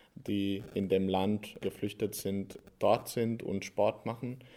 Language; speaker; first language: German; non-native, fluent; Hungarian